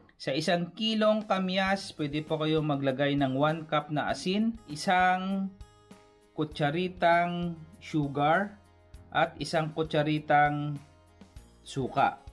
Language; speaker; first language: Filipino; non-native, local second language; Cebuano